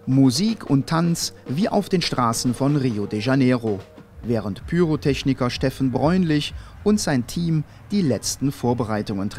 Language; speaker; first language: German; native; German